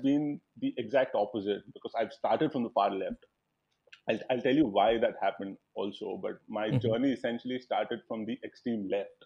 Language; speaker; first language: English; non-native, local second language; Telugu